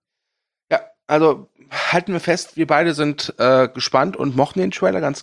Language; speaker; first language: German; native; German